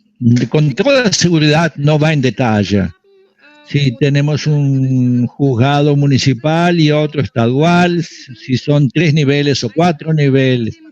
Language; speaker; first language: Spanish; non-native, fluent; German